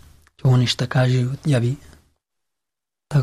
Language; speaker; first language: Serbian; non-native, learner; Pashto